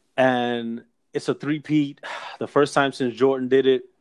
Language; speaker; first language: English; native; English